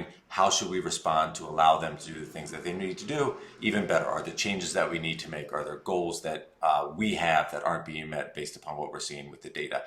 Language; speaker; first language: English; native; English